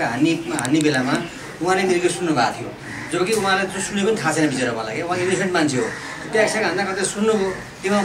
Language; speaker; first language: Nepali; native; Nepali